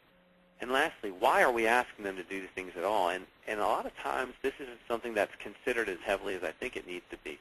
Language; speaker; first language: English; native; English